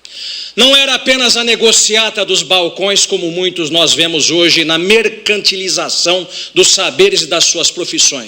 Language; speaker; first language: Portuguese; native; Portuguese